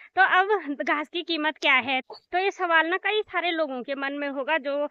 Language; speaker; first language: Hindi; native; Hindi